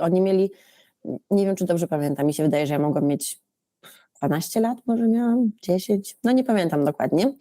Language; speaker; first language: Polish; early bilingual, other home language; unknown